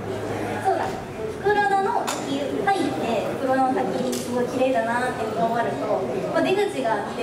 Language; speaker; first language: Japanese; native; Japanese